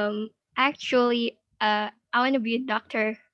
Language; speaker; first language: English; non-native, learner; Indonesian